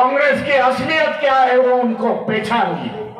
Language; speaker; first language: Hindi; non-native, local second language; Marathi